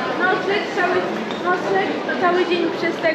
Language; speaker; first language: Polish; early bilingual, heritage; Polish